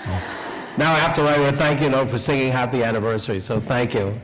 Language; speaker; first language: English; native; English